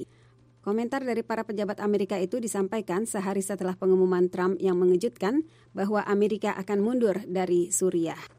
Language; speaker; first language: Indonesian; native; Indonesian